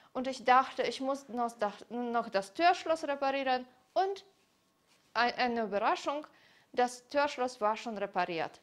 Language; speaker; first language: German; non-native, fluent; Polish